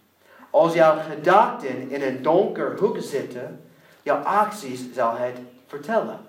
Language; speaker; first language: Dutch; non-native, learner; English